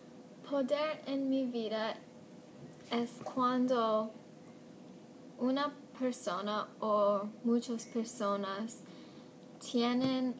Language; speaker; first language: Spanish; non-native, learner; English